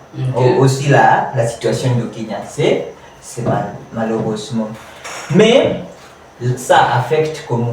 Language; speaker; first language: French; non-native, learner; Kamba